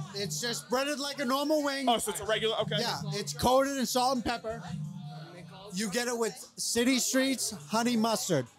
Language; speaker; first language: English; native; English